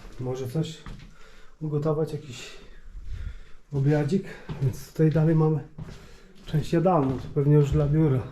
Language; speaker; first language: Polish; native; Polish